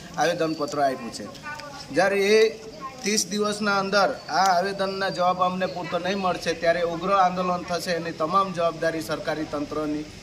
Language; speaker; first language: Gujarati; non-native, local second language; Kukna